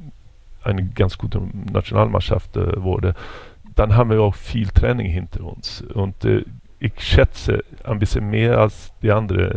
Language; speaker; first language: German; non-native, fluent; Swedish